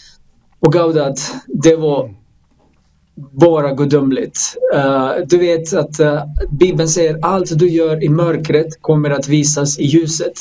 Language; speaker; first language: Swedish; non-native, fluent; Croatian